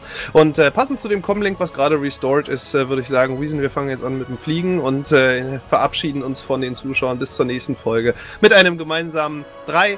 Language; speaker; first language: German; native; German